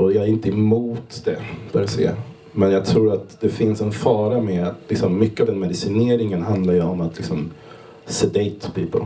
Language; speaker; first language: Swedish; native; Swedish